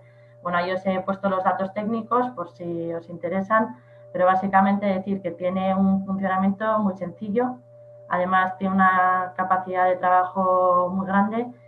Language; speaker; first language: Spanish; native; Spanish